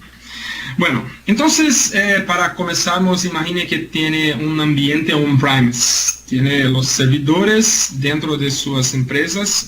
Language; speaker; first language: Spanish; non-native, learner; Portuguese